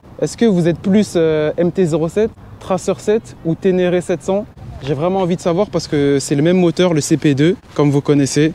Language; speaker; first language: French; native; French